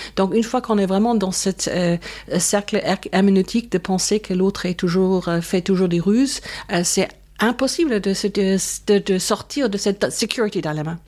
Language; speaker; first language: French; non-native, fluent; German